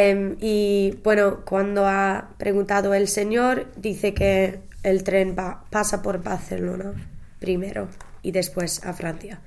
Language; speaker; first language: Spanish; non-native, learner; English